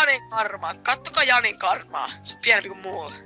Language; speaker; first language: Finnish; native; Finnish